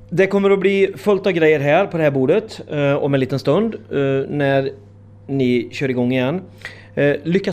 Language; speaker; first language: Swedish; native; Swedish